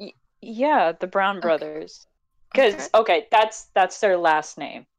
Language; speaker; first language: English; native; English